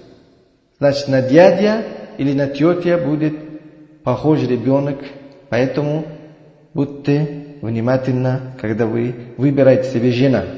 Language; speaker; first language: Russian; non-native, learner; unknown